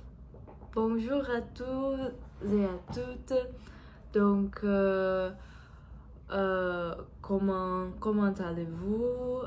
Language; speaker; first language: French; non-native, learner; Portuguese